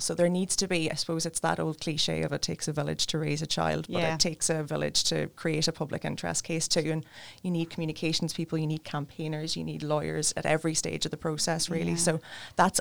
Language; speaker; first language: English; native; English